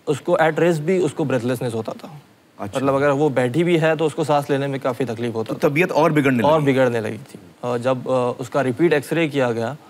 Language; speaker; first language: Hindi; non-native, local second language; Marathi